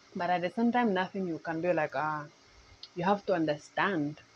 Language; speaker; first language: English; non-native, local second language; Nyankole